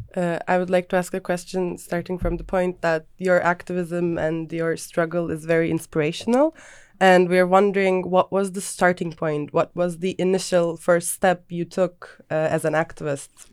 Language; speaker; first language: English; non-native, fluent; Turkish